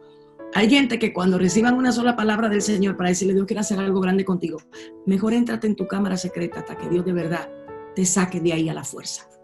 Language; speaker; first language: Spanish; native; Spanish